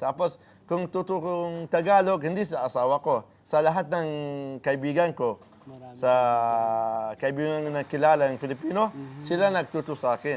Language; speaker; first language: Filipino; non-native, learner; Arabic